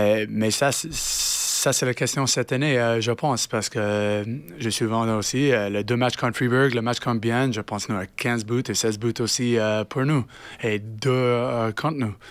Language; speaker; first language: French; non-native, learner; English